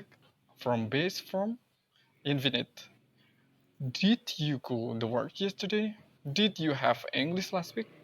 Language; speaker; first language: English; non-native, learner; Indonesian